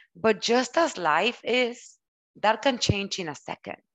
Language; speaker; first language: English; non-native, fluent; Spanish